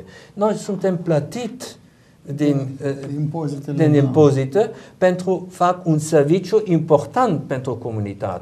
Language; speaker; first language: Romanian; non-native, learner; German